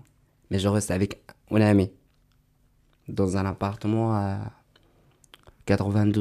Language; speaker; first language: French; non-native, learner; Arabic